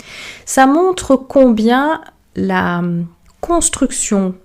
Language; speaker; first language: French; native; French